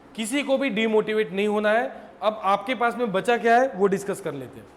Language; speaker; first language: Hindi; non-native, local second language; Marathi